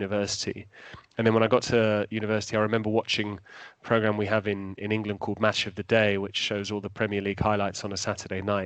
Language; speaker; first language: English; native; English